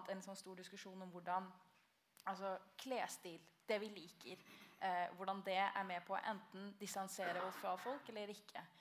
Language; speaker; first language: Norwegian; early bilingual, other home language; Albanian